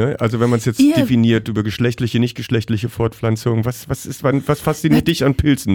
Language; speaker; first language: German; native; German